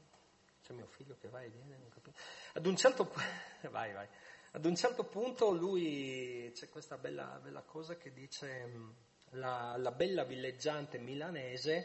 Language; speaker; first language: Italian; native; Italian